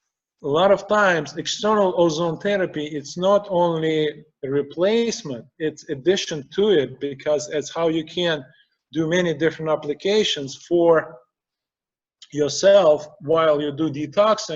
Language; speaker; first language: English; non-native, fluent; Russian